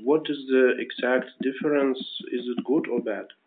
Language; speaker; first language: English; non-native, fluent; Lithuanian